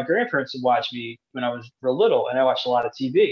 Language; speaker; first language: English; native; English